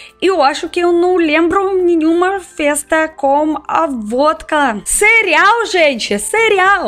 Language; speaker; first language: Portuguese; non-native, fluent; Russian